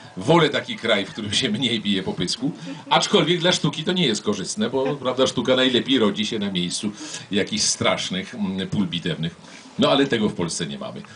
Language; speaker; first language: Polish; native; Polish